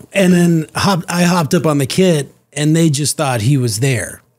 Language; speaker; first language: English; native; English